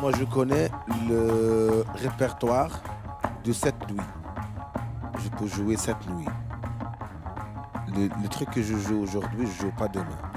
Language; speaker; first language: French; non-native, learner; Arabic